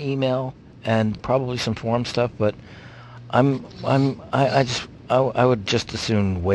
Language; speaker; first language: English; native; English